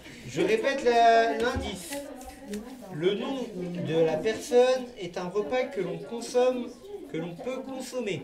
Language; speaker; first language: French; native; French